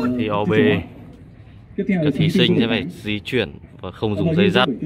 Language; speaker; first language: Vietnamese; native; Vietnamese